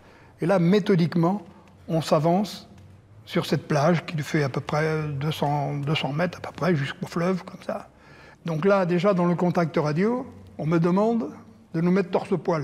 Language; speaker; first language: French; native; French